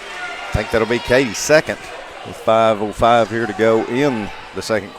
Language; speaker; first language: English; native; English